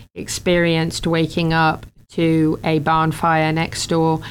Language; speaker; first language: English; native; English